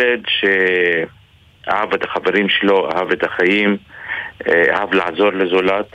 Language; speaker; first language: Hebrew; non-native, local second language; Arabic